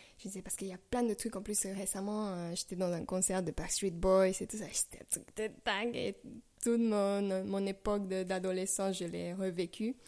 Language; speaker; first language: French; non-native, fluent; Spanish